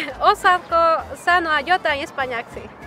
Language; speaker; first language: Finnish; non-native, fluent; Spanish